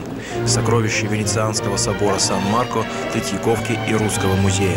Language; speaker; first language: Russian; native; Russian